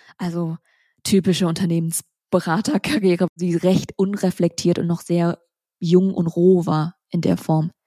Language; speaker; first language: German; early bilingual, other home language; Vietnamese